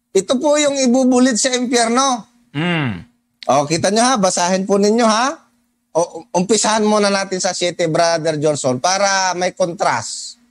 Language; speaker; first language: Filipino; non-native, local second language; Cebuano